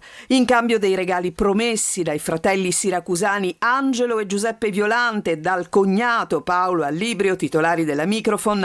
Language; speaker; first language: Italian; native; Italian